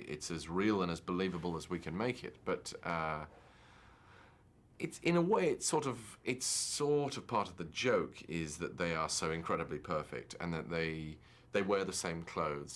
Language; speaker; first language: English; native; English